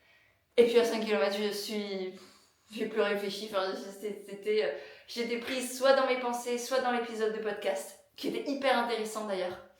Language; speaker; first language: French; native; French